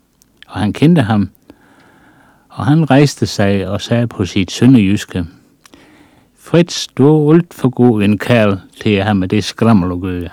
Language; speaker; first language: Danish; native; Danish